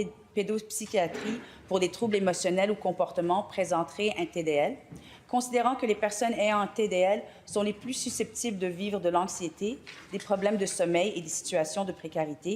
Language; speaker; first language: French; native; French